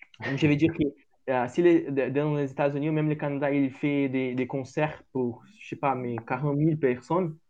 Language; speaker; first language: French; non-native, learner; Portuguese